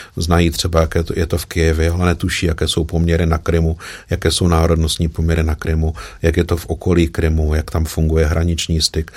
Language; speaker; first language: Czech; native; Czech